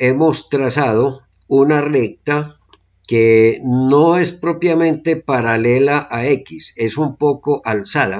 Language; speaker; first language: Spanish; native; Spanish